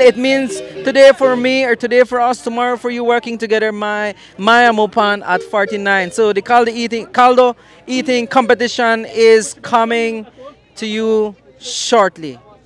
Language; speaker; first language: English; native; English